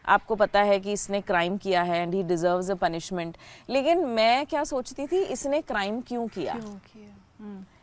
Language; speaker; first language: Hindi; native; Hindi